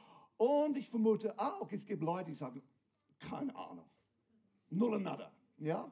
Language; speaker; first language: German; non-native, fluent; English